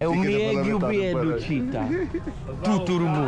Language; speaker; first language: Italian; non-native, learner; English